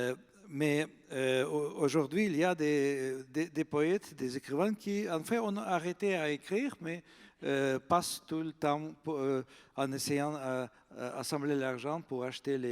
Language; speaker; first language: French; non-native, fluent; Russian